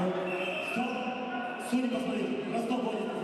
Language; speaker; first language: Russian; native; Russian